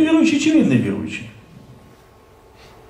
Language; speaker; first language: Ukrainian; native; Ukrainian